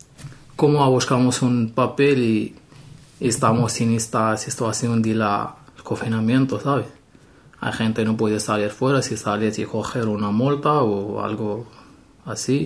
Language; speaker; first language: Spanish; non-native, learner; Arabic